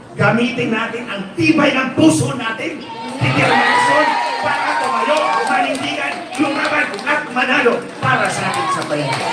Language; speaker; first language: Filipino; non-native, local second language; Cebuano